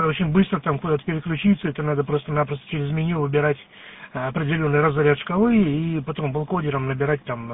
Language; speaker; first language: Russian; native; Russian